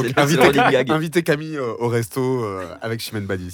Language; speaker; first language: French; native; French